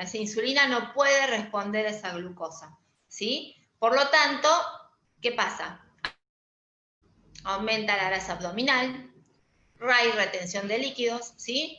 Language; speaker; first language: Spanish; native; Spanish